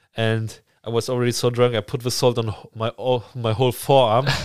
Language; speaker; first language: English; non-native, fluent; German